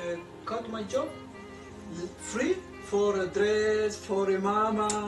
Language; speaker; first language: English; non-native, learner; Spanish